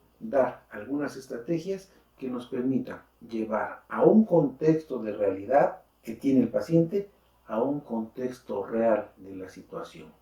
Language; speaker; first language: Spanish; native; Spanish